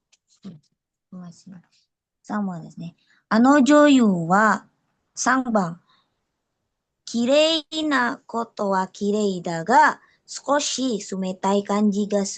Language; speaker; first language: Japanese; non-native, learner; Indonesian